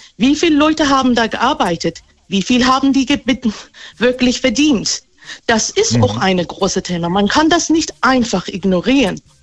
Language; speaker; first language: German; non-native, fluent; Persian